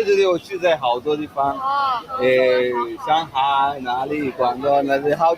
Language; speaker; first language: Chinese; non-native, learner; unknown